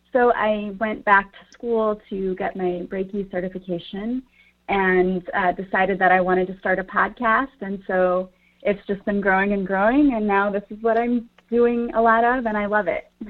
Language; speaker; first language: English; native; English